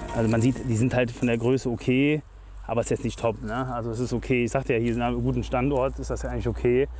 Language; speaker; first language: German; native; German